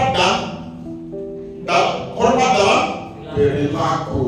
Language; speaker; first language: Indonesian; non-native, fluent; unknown